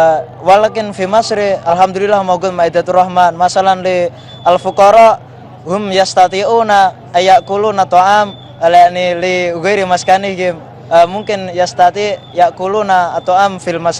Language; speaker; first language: Arabic; non-native, fluent; Indonesian